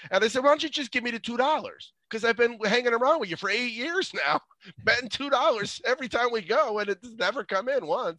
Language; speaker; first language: English; native; English